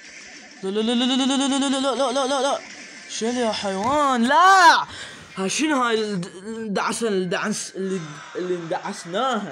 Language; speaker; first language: Arabic; native; Arabic